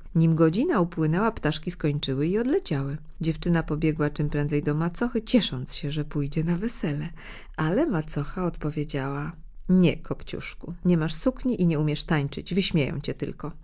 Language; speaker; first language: Polish; native; Polish